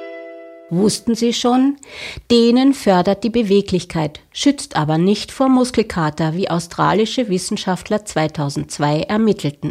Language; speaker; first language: German; native; German